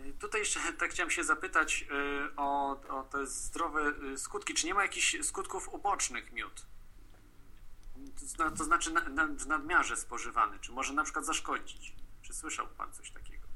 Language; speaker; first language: Polish; native; Polish